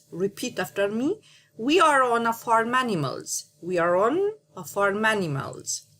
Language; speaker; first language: English; non-native, learner; Arabic